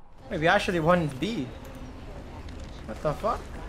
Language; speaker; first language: English; native; English